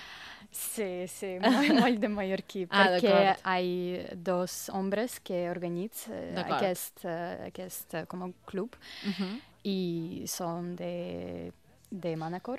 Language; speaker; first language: Catalan; non-native, learner; Russian